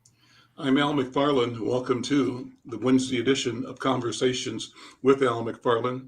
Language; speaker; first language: English; native; English